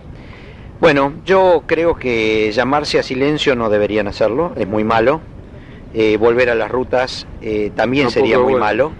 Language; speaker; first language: Spanish; native; Spanish